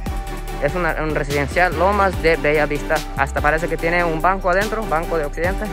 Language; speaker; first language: Spanish; non-native, fluent; Japanese